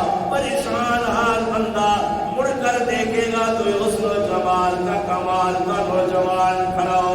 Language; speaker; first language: Urdu; native; Urdu